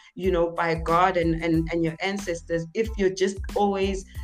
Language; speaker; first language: English; non-native, local second language; Zulu